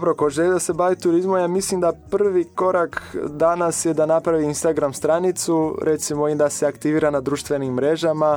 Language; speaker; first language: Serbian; non-native, fluent; Portuguese